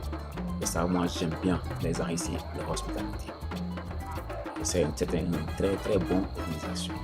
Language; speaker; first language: French; non-native, local second language; Wolof